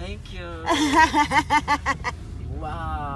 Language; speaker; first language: English; non-native, learner; Polish